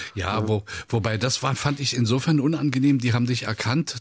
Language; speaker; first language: German; native; German